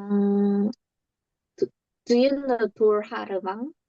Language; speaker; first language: English; non-native, learner; Korean